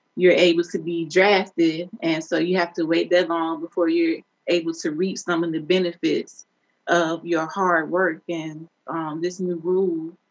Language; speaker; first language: English; native; English